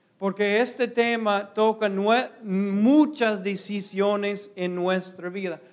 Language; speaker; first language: Spanish; non-native, fluent; English